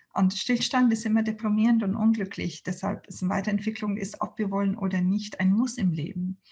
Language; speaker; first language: German; non-native, fluent; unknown